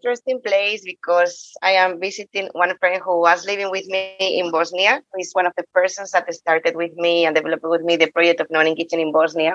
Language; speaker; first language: English; non-native, fluent; Spanish